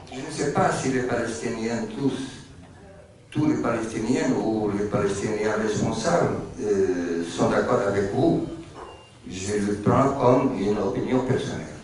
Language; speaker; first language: French; non-native, fluent; Portuguese